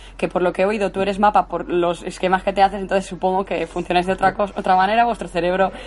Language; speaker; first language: Spanish; native; Spanish